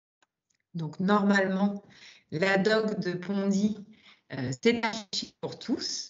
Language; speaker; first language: French; native; French